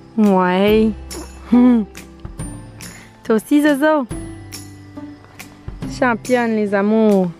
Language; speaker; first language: French; native; French